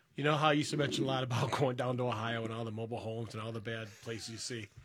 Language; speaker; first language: English; native; English